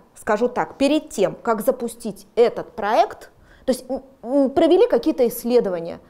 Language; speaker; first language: Russian; native; Russian